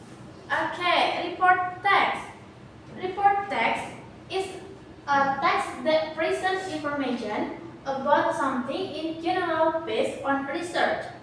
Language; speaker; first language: English; non-native, learner; Indonesian